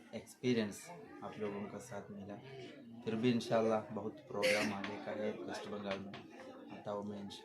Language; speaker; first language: Hindi; non-native, local second language; Malayalam